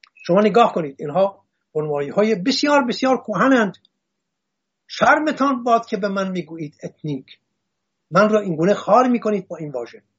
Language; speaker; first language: Persian; non-native, local second language; Assyrian Neo-Aramaic